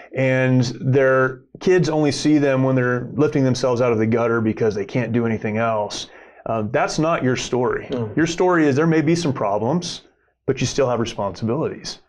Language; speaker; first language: English; native; English